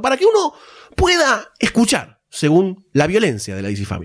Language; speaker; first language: Spanish; native; Spanish